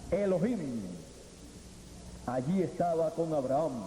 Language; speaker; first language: Spanish; native; Spanish